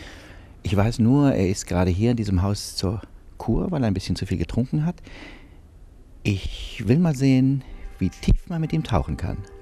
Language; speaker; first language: German; native; German